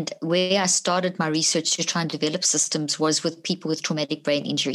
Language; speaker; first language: English; native; English